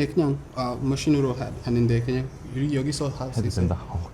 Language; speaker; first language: Korean; non-native, fluent; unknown